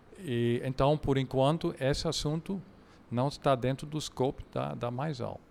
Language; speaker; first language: Portuguese; non-native, fluent; Dutch